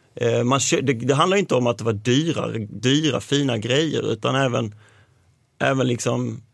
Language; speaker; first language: Swedish; native; Swedish